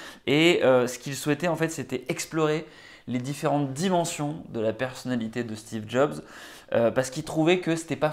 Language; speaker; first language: French; native; French